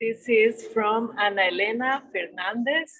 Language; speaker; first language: English; non-native, fluent; Spanish